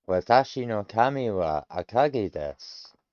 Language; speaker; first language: Japanese; non-native, learner; English